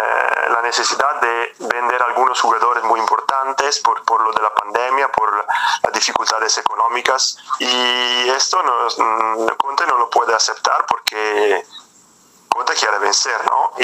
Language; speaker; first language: Spanish; non-native, fluent; Italian